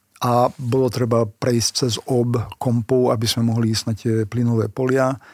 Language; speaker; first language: Slovak; non-native, local second language; Hungarian